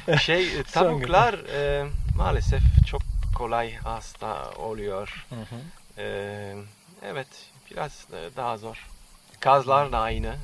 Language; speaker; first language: Turkish; non-native, fluent; French